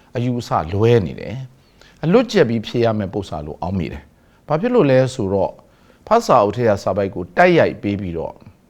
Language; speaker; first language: Burmese; native; Burmese